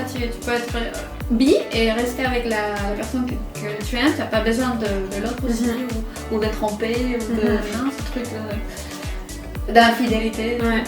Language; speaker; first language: French; non-native, fluent; Spanish